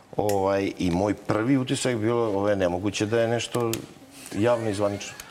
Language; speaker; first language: Serbian; native; Serbian